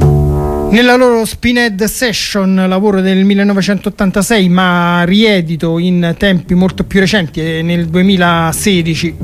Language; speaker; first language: Italian; native; Italian